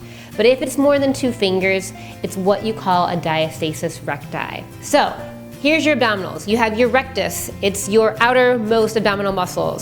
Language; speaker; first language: English; native; English